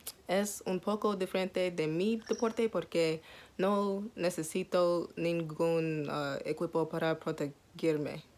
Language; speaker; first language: Spanish; non-native, learner; English